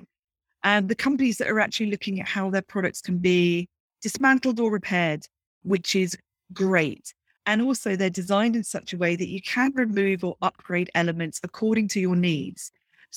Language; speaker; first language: English; native; English